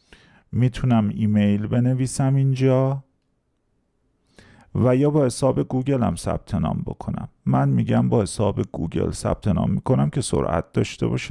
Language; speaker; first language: Persian; native; Persian